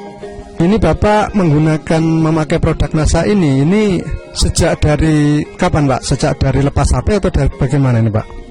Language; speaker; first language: Indonesian; native; Indonesian